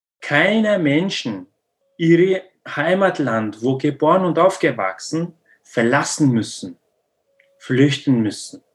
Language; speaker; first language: German; non-native, learner; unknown